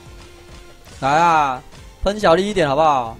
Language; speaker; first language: Chinese; native; Chinese